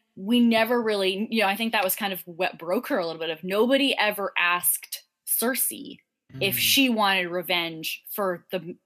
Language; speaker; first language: English; native; English